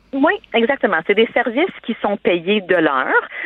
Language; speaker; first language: French; non-native, fluent; English